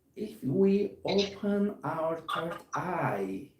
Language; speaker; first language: English; non-native, learner; Turkish